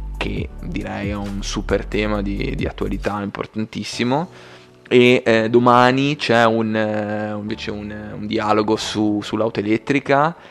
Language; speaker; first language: Italian; native; Italian